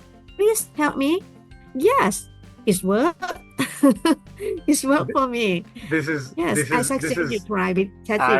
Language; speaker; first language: English; non-native, learner; Thai